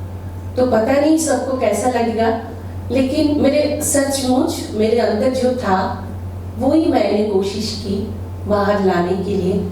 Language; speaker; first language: Hindi; non-native, local second language; Bangla